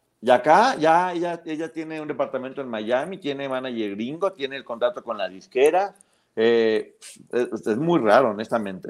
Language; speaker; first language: Spanish; native; Spanish